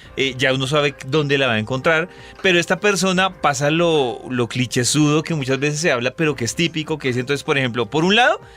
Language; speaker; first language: Spanish; native; Spanish